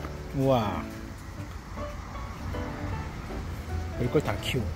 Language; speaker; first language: Korean; native; Korean